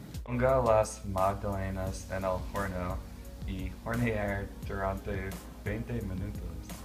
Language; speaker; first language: Spanish; non-native, learner; English